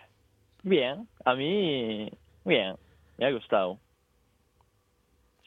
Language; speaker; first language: Spanish; non-native, fluent; Japanese